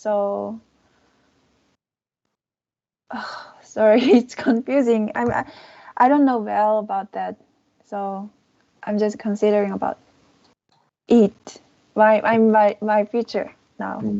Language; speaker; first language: English; non-native, learner; Korean